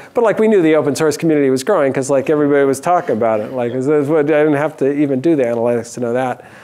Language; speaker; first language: English; native; English